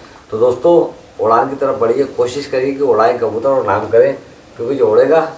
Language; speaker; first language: Hindi; native; Hindi